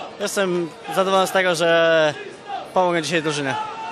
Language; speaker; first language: Polish; non-native, fluent; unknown